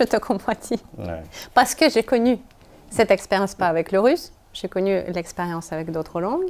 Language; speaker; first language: French; non-native, fluent; Russian